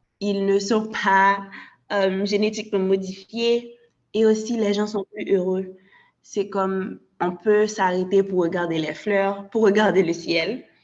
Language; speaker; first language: French; non-native, local second language; Haitian Creole